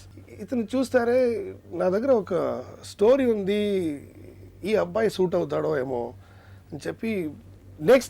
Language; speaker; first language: Telugu; non-native, learner; Kannada